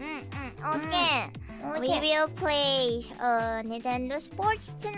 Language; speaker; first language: English; non-native, learner; Indonesian